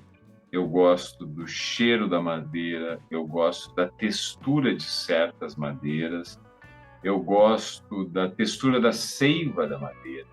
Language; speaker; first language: Portuguese; native; Portuguese